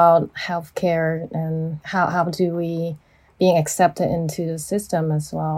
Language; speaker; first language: English; non-native, local second language; Cantonese